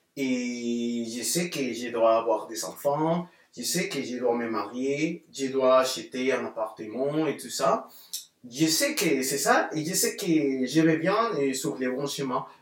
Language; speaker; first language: French; non-native, fluent; Spanish